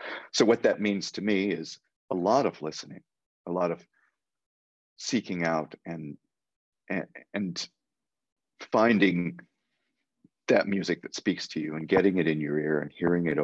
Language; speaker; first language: English; native; English